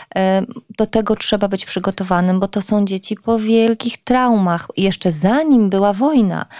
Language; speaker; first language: Polish; native; Polish